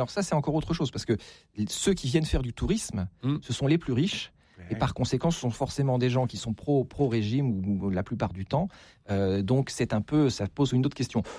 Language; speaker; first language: French; native; French